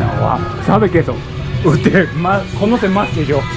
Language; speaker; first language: Spanish; non-native, learner; Japanese